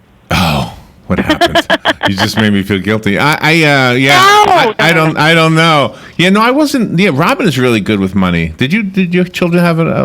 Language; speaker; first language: English; native; English